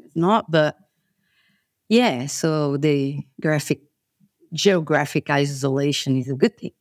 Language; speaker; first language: English; non-native, fluent; Portuguese